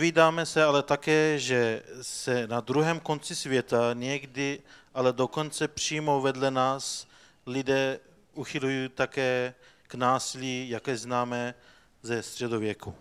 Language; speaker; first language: Czech; non-native, fluent; Turkish